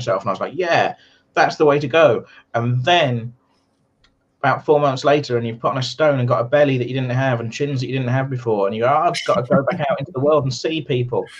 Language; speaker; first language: English; native; English